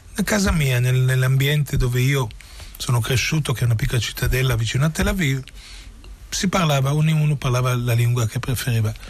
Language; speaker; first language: Italian; non-native, fluent; Romanian